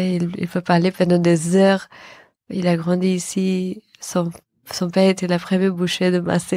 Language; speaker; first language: French; non-native, fluent; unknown